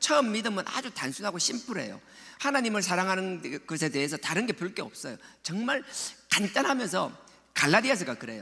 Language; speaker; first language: Korean; native; Korean